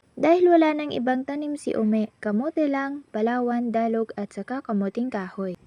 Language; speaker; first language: Filipino; non-native, local second language; Maranao